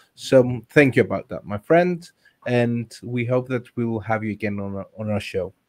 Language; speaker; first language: English; non-native, fluent; Greek